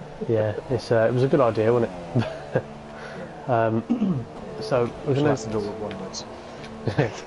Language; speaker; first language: English; native; English